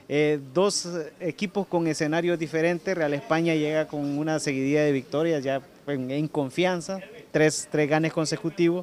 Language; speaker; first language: Spanish; native; Spanish